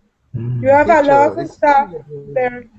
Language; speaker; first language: English; non-native, learner; Spanish